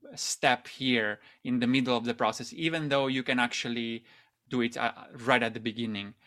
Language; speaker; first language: English; non-native, fluent; Italian